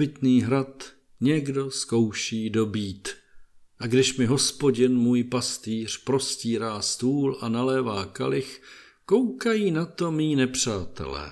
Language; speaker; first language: Czech; native; Czech